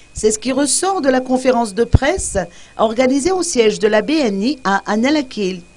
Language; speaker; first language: French; non-native, local second language; Malagasy